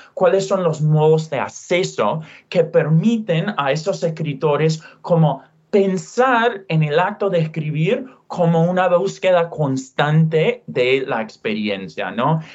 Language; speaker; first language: Spanish; non-native, fluent; English